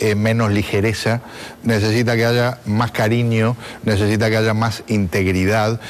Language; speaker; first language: Spanish; native; Spanish